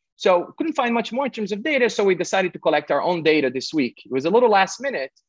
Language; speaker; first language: English; non-native, fluent; Portuguese